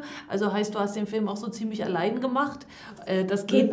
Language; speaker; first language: German; native; German